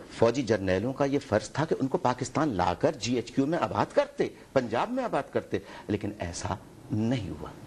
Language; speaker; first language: Urdu; native; Urdu